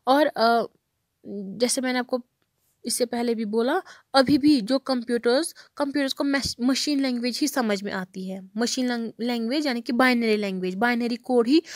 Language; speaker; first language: Hindi; non-native, local second language; Kashmiri